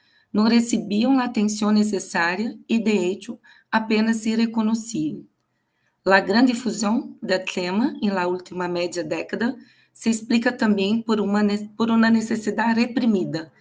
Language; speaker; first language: Spanish; non-native, learner; Portuguese